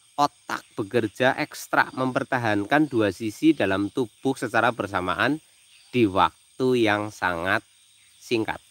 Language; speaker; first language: Indonesian; native; Indonesian